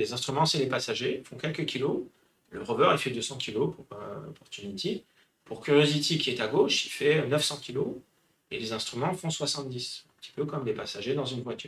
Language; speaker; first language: French; native; French